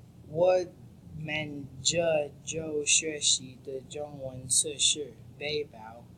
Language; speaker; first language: Chinese; non-native, learner; English